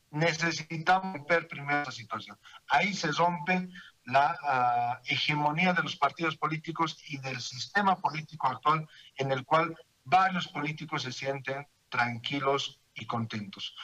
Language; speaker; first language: Spanish; native; Spanish